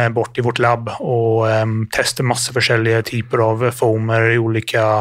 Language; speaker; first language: Norwegian; non-native, fluent; English